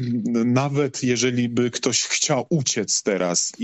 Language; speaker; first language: Polish; non-native, fluent; Georgian